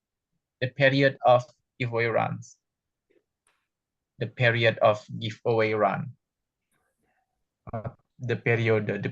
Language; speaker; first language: English; non-native, fluent; Indonesian